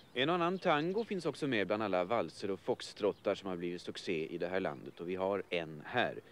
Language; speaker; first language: Swedish; native; Swedish